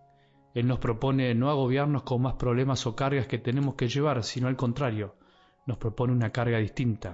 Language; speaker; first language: Spanish; native; Spanish